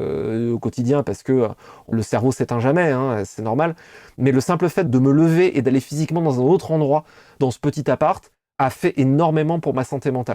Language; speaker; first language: French; native; French